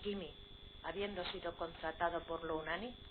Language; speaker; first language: Spanish; native; Spanish